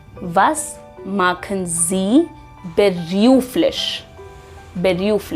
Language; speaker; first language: German; non-native, fluent; Hindi